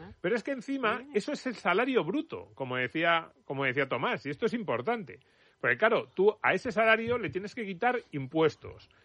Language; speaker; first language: Spanish; native; Spanish